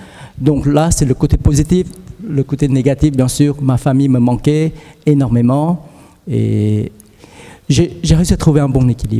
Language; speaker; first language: French; early bilingual, other home language; Vietnamese